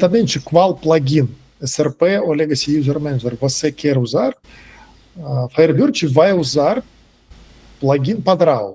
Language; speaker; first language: Portuguese; non-native, fluent; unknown